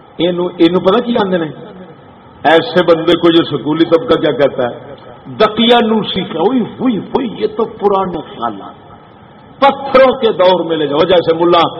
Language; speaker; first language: Urdu; non-native, local second language; Punjabi